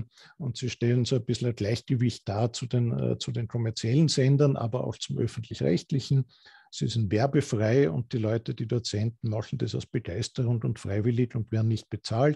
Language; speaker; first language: German; native; German